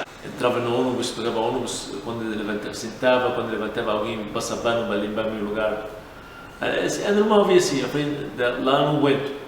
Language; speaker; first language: Portuguese; non-native, learner; Arabic